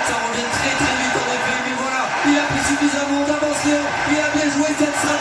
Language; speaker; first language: French; native; French